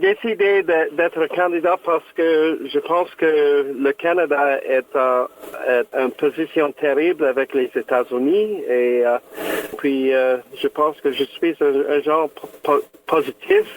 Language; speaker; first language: French; non-native, local second language; English